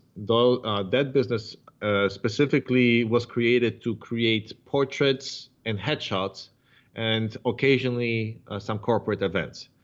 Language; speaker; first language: English; non-native, fluent; Polish